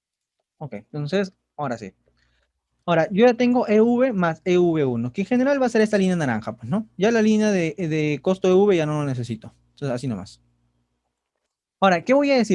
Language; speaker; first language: Spanish; native; Spanish